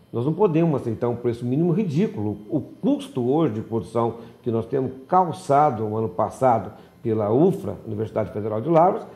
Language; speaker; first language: Portuguese; native; Portuguese